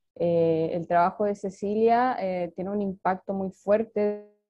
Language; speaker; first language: Spanish; native; Spanish